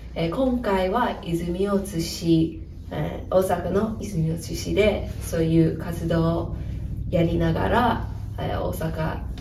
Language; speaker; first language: Japanese; non-native, fluent; English